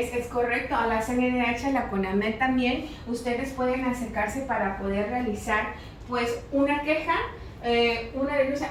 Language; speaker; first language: Spanish; native; Spanish